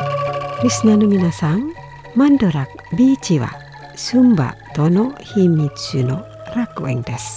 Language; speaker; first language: Japanese; non-native, fluent; Indonesian